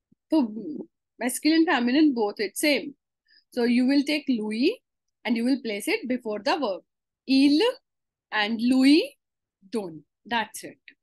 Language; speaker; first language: English; non-native, local second language; Hindi